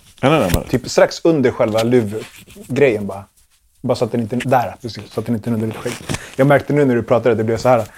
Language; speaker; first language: Swedish; early bilingual, other home language; Spanish